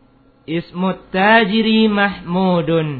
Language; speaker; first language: Arabic; non-native, fluent; Indonesian